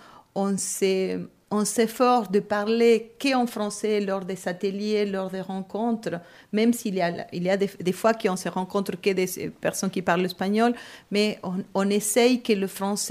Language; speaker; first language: French; non-native, fluent; Spanish